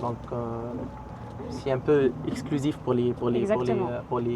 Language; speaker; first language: French; non-native, learner; Arabic